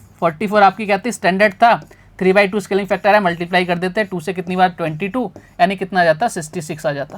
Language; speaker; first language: Hindi; native; Hindi